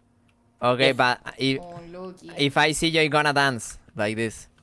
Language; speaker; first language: English; non-native, learner; Spanish